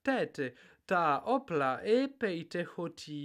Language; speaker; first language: Greek; non-native, fluent; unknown